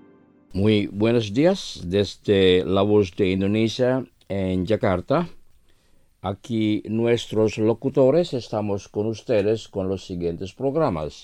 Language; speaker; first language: Spanish; non-native, fluent; Indonesian